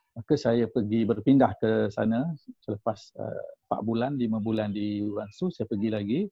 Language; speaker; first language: Malay; native; Malay